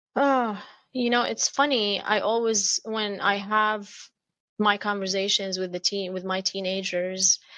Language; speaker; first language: English; non-native, fluent; Arabic